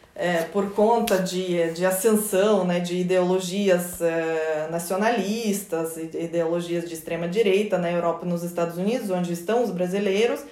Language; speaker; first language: Portuguese; non-native, fluent; Russian